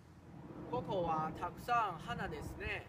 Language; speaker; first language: Japanese; non-native, learner; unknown